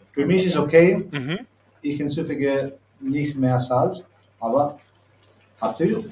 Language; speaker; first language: German; non-native, learner; Spanish